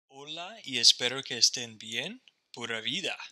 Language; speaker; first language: Spanish; non-native, fluent; English